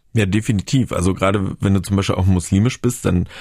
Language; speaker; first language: German; native; German